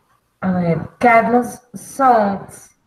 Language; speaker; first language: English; non-native, learner; Spanish